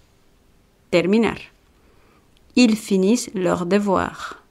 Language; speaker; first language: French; non-native, fluent; Spanish